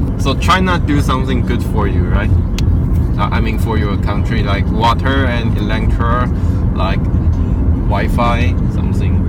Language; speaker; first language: English; non-native, learner; Chinese